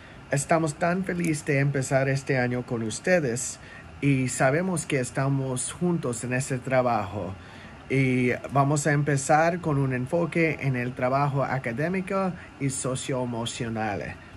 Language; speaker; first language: Spanish; non-native, learner; English